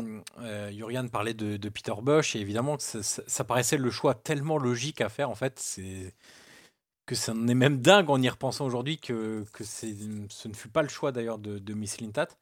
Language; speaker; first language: French; native; French